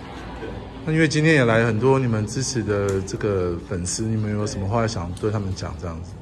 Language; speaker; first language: Chinese; native; Chinese